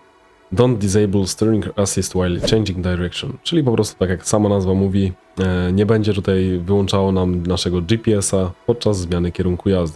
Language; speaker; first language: Polish; native; Polish